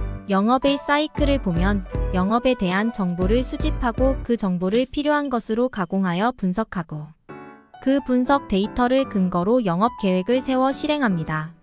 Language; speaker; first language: Korean; native; Korean